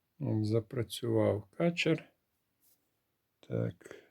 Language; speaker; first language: Ukrainian; native; Ukrainian